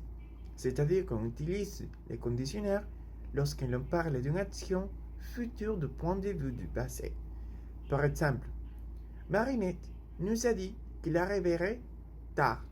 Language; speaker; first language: French; non-native, learner; Spanish